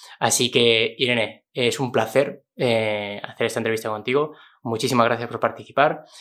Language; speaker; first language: Spanish; native; Spanish